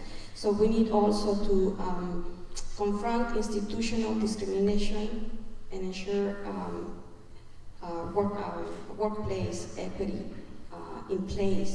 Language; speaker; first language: English; non-native, fluent; Spanish